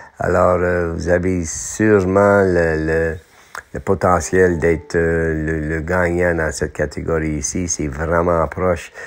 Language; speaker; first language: French; non-native, local second language; English